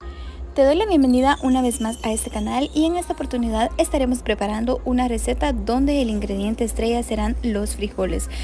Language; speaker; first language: Spanish; native; Spanish